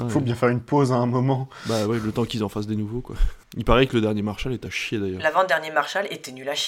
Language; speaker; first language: French; native; French